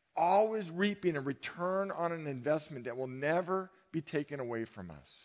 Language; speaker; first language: English; native; English